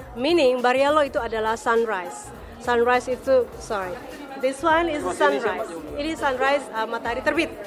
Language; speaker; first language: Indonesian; native; Indonesian